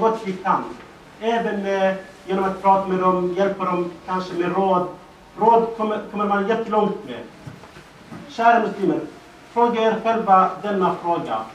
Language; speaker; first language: Swedish; non-native, fluent; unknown